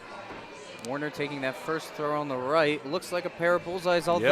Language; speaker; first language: English; native; English